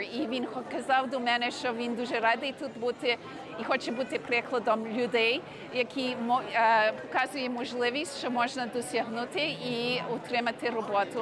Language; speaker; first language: Ukrainian; early bilingual, heritage; Ukrainian